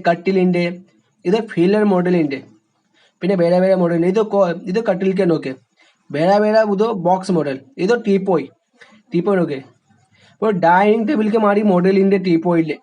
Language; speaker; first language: Malayalam; non-native, learner; Hindi